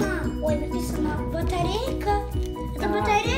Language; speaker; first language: Russian; early bilingual, heritage; Russian